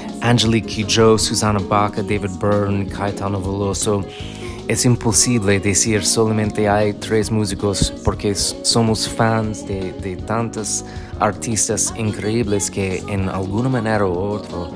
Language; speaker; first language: Spanish; non-native, fluent; English